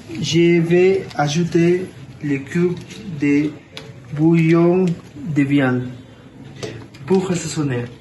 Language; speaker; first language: French; non-native, learner; Spanish